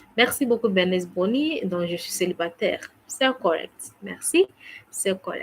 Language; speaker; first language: French; non-native, fluent; English